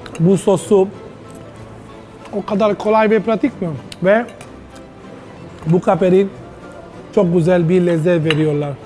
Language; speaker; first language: Turkish; non-native, learner; Italian